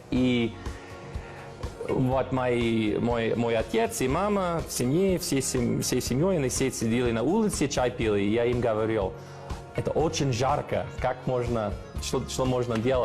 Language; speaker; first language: Russian; non-native, fluent; English